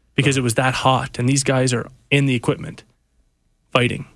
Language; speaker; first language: English; native; English